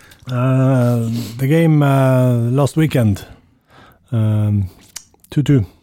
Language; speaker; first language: English; non-native, learner; Norwegian